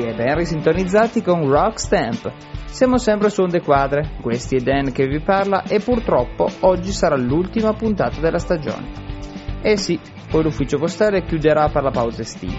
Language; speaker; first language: Italian; native; Italian